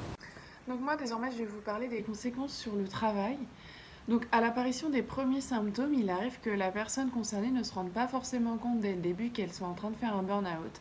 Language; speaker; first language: French; native; French